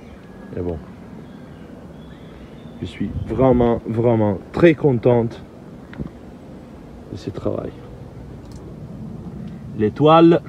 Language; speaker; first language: French; non-native, learner; Italian